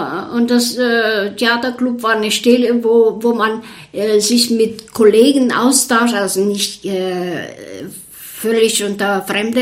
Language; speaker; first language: German; non-native, fluent; Bulgarian